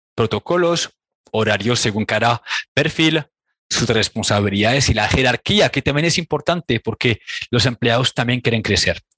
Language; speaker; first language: Spanish; non-native, fluent; French